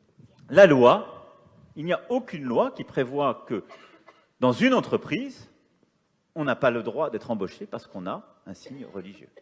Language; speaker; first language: French; native; French